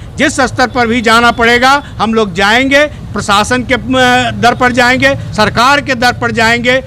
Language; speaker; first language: Hindi; native; Hindi